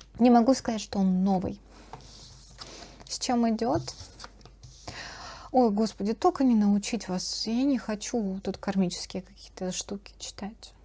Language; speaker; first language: Russian; native; Russian